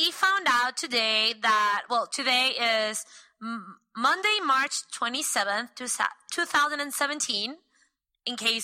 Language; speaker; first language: English; non-native, fluent; Spanish